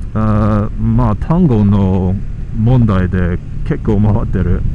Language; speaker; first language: Japanese; non-native, fluent; English